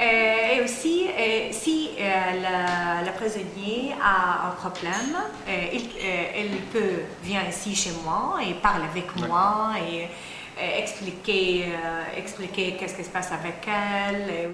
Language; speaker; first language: French; non-native, learner; Arabic